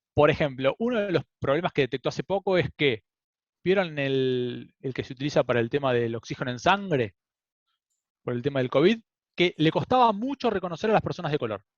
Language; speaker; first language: Spanish; native; Spanish